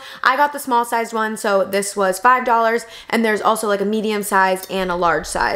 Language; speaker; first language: English; native; English